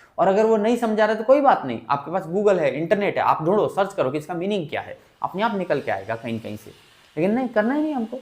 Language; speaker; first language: Hindi; native; Hindi